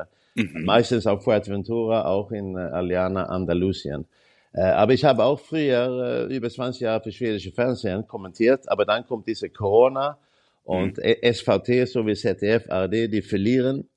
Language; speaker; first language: German; non-native, learner; Swedish